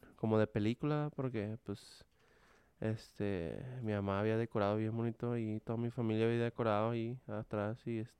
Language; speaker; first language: Spanish; early bilingual, heritage; Spanish